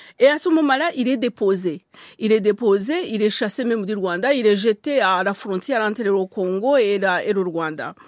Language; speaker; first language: French; non-native, local second language; Kinyarwanda